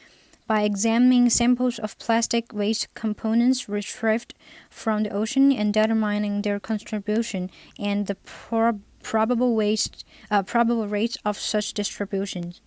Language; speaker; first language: English; non-native, fluent; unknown